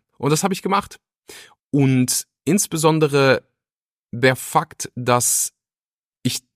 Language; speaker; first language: German; early bilingual, other home language; Russian